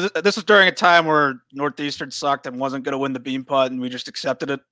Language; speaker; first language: English; native; English